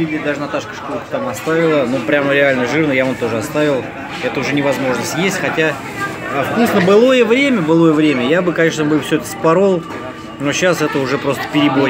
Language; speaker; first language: Russian; native; Russian